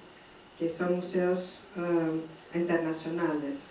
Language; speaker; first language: Spanish; non-native, fluent; French